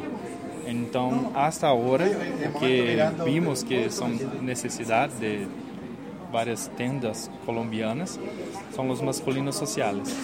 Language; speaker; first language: Spanish; non-native, learner; Portuguese